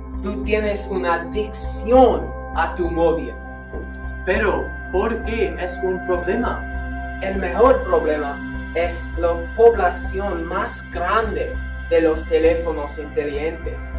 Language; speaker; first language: Spanish; non-native, learner; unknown